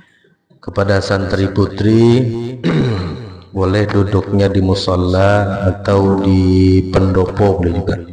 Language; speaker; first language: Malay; non-native, local second language; Banjar